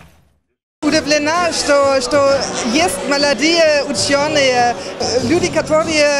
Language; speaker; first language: Russian; non-native, fluent; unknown